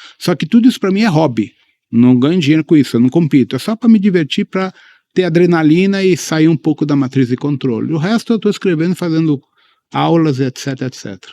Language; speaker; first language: Portuguese; early bilingual, other home language; Spanish